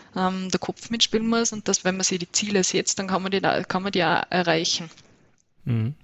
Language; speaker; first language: German; native; German